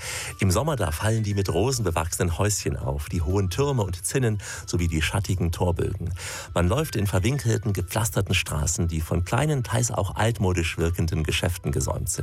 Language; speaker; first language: German; native; German